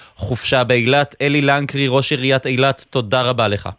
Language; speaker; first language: Hebrew; native; Hebrew